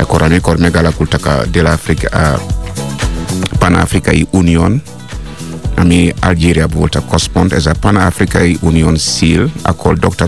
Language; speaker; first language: Hungarian; non-native, fluent; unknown